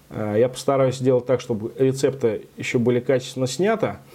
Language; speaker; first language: Russian; native; Russian